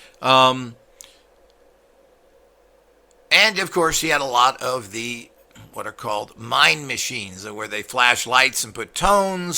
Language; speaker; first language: English; native; English